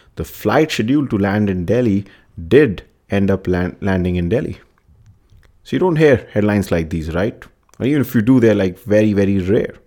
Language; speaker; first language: English; non-native, local second language; Hindi